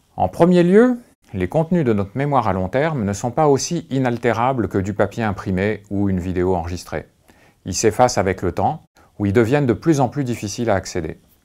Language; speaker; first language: French; native; French